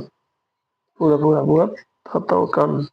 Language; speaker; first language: Indonesian; non-native, fluent; Bangla